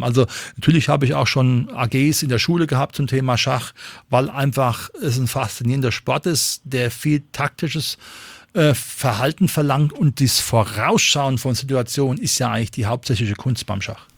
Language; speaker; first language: German; native; German